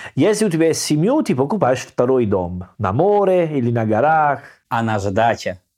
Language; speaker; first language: Russian; non-native, learner; Italian